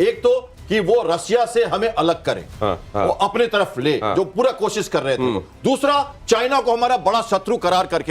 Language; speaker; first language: Hindi; native; Hindi